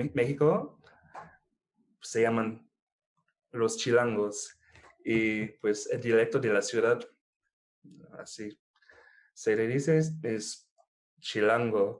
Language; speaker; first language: Spanish; non-native, fluent; English